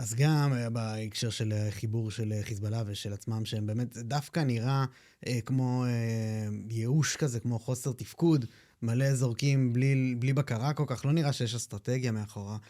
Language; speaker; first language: Hebrew; native; Hebrew